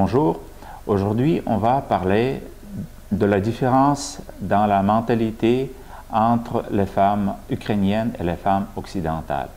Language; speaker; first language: French; non-native, fluent; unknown